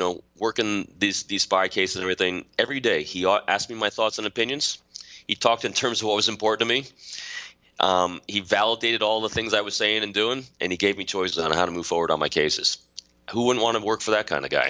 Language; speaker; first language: English; native; English